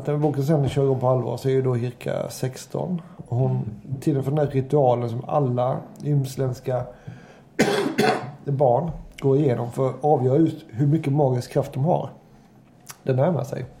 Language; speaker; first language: Swedish; native; Swedish